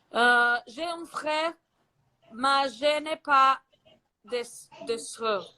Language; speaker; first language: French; non-native, learner; Portuguese